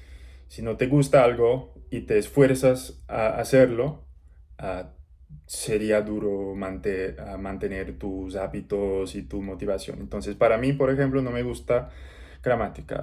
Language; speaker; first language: Spanish; non-native, learner; English